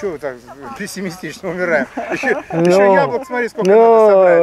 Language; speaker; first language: Russian; native; Russian